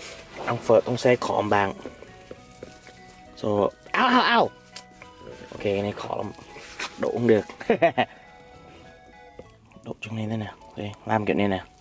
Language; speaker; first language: Vietnamese; early bilingual, heritage; Vietnamese